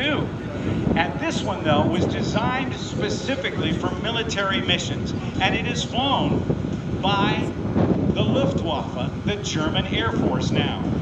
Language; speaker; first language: English; native; English